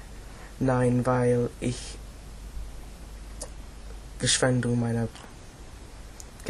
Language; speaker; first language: German; non-native, learner; English